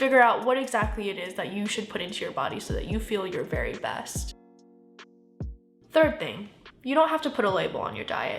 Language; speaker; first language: English; native; English